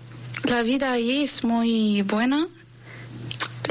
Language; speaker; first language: Spanish; non-native, learner; Arabic